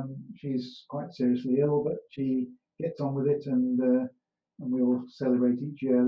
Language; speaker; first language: English; native; English